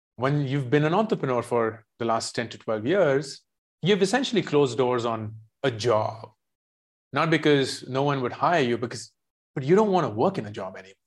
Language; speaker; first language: English; non-native, local second language; Hindi